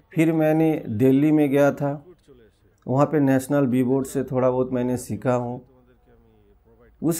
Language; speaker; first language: Hindi; non-native, local second language; Bangla